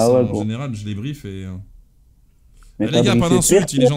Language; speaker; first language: French; native; French